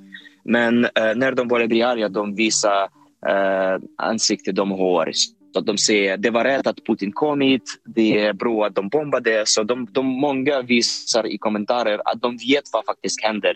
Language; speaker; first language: Swedish; non-native, fluent; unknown